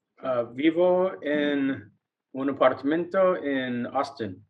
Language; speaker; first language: Spanish; non-native, learner; English